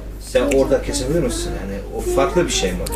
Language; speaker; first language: Turkish; early bilingual, heritage; Turkish